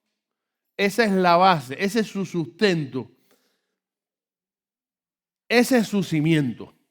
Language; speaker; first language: Spanish; native; Spanish